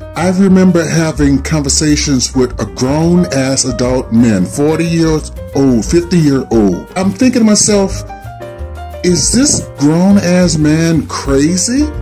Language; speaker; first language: English; native; English